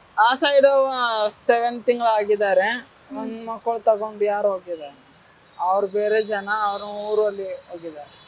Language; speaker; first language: Kannada; non-native, learner; Hindi